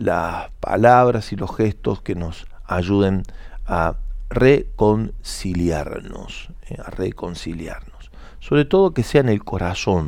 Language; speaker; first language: Spanish; native; Spanish